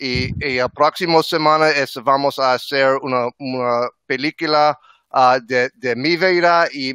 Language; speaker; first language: Spanish; non-native, learner; English